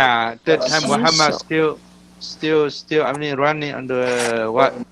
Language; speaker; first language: English; non-native, fluent; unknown